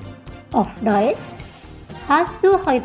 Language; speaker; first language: German; non-native, fluent; Indonesian